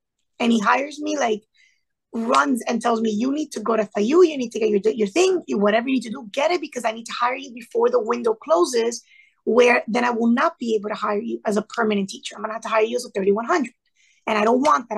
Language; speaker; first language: English; early bilingual, other home language; Spanish